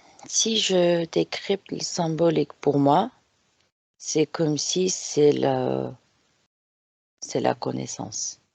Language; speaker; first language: French; non-native, fluent; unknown